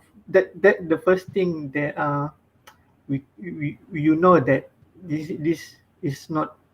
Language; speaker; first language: English; non-native, fluent; Malay